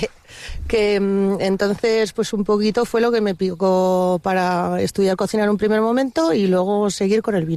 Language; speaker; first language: Spanish; native; Spanish